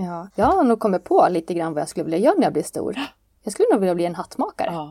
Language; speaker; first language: Swedish; native; Swedish